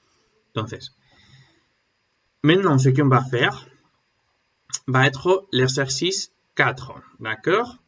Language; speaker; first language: French; non-native, learner; Spanish